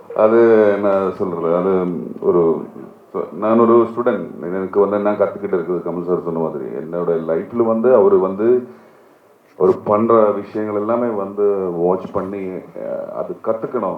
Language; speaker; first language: Tamil; non-native, learner; Malayalam